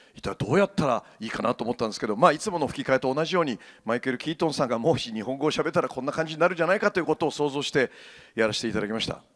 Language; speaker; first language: Japanese; native; Japanese